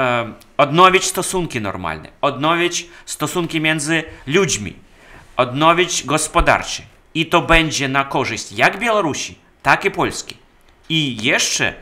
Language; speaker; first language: Polish; non-native, fluent; Russian